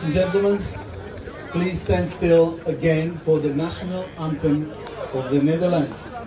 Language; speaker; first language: English; non-native, fluent; German